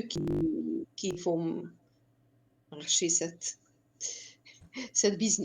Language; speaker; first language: French; non-native, fluent; Hungarian